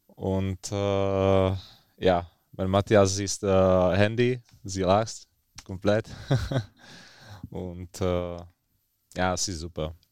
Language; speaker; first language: German; non-native, fluent; Czech